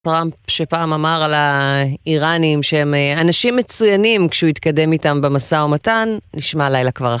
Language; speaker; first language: Hebrew; native; Hebrew